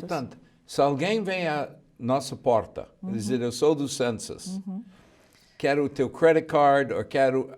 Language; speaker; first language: Portuguese; early bilingual, heritage; Portuguese